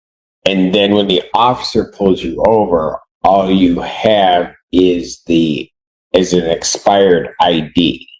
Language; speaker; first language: English; native; English